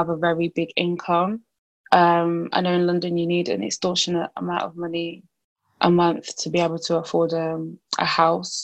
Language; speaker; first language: English; native; English